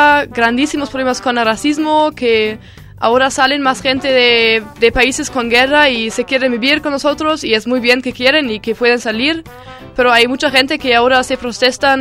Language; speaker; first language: Spanish; non-native, learner; German